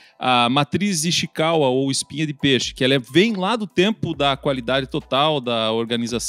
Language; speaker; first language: Portuguese; native; Portuguese